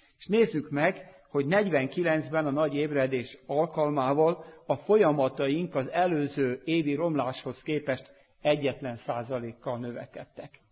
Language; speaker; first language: Hungarian; native; Hungarian